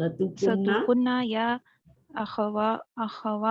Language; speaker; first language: Arabic; non-native, learner; Urdu